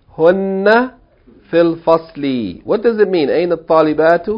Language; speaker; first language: Arabic; non-native, fluent; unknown